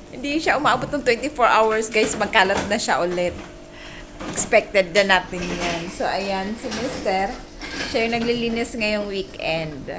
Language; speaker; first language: Filipino; native; Filipino